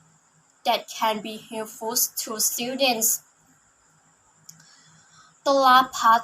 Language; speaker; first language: English; non-native, learner; Thai